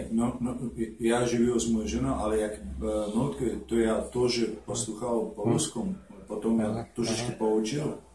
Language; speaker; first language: Russian; non-native, learner; Czech